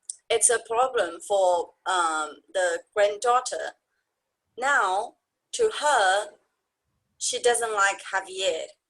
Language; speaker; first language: English; non-native, fluent; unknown